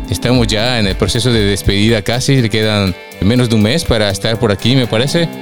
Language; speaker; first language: Spanish; native; Spanish